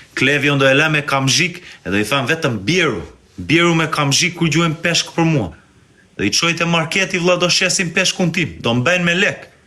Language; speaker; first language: Albanian; early bilingual, heritage; Albanian